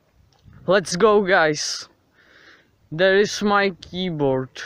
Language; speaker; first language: English; non-native, learner; Czech